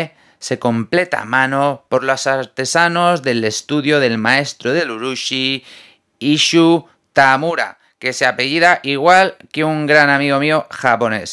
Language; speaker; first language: Spanish; native; Spanish